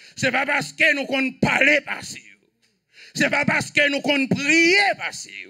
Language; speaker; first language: French; non-native, local second language; Haitian Creole